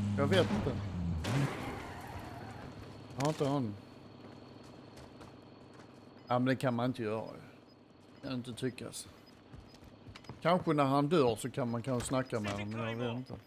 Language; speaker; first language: Swedish; native; Swedish